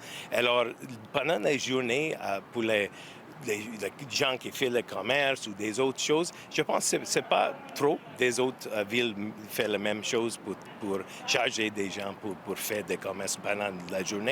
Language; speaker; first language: French; non-native, learner; English